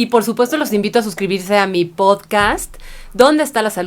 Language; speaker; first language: Spanish; native; Spanish